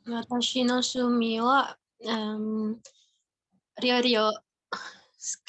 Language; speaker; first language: Japanese; non-native, learner; Indonesian